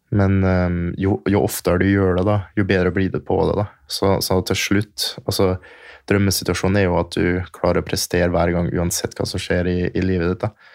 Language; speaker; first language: Norwegian; early bilingual, other home language; German